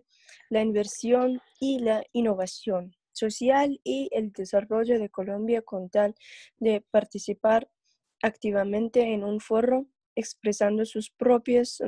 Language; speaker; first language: Spanish; non-native, learner; English